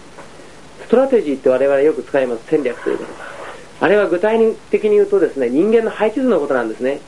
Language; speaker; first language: Japanese; native; Japanese